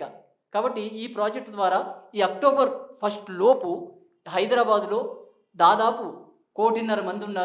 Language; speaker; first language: Telugu; native; Telugu